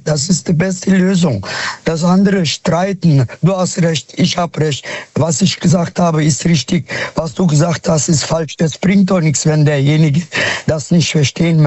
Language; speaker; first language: German; non-native, fluent; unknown